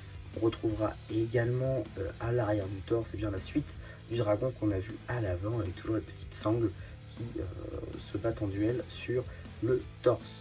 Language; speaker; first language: French; native; French